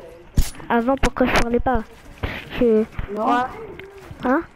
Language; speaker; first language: French; native; French